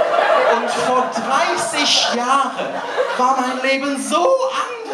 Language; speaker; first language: German; non-native, learner; English